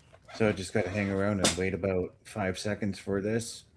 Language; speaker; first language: English; native; English